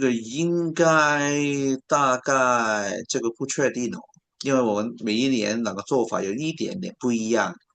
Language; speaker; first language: Chinese; non-native, local second language; Cantonese